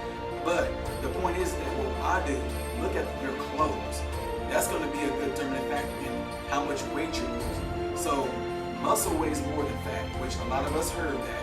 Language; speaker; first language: English; native; English